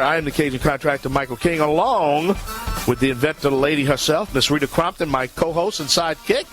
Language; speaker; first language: English; native; English